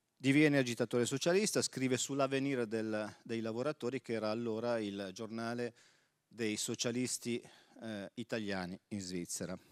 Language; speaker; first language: Italian; native; Italian